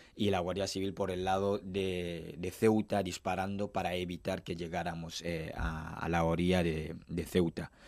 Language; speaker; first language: Spanish; non-native, fluent; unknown